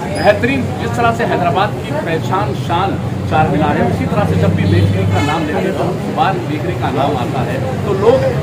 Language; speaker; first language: Hindi; non-native, local second language; Urdu